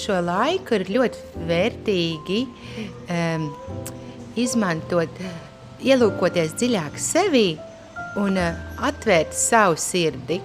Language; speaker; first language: Latvian; native; Latvian